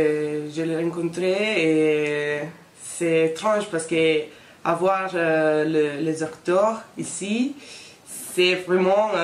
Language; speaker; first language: French; non-native, fluent; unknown